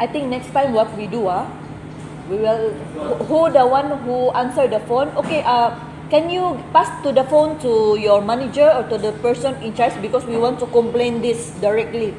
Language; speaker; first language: English; non-native, local second language; Filipino